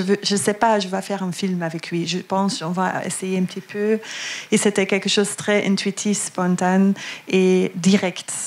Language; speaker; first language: French; non-native, learner; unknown